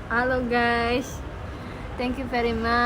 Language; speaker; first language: English; non-native, learner; Indonesian